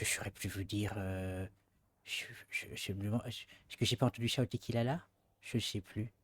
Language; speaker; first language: French; native; French